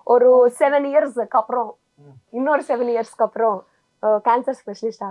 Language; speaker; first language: Tamil; non-native, learner; Telugu